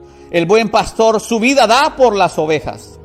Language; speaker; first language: Spanish; native; Spanish